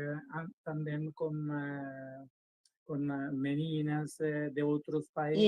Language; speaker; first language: Portuguese; non-native, learner; Spanish